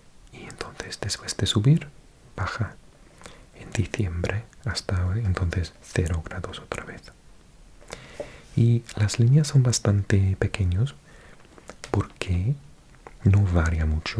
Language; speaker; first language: Spanish; non-native, fluent; English